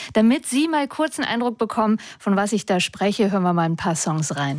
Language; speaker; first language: German; native; German